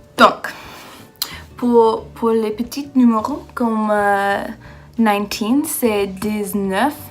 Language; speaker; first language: French; non-native, learner; English